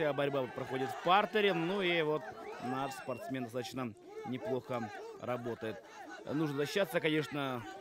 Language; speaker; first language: Russian; non-native, local second language; Kyrgyz